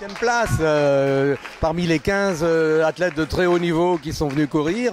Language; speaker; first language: French; native; French